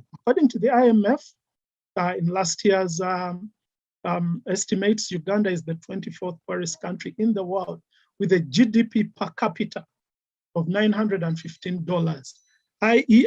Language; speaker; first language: English; non-native, local second language; Ganda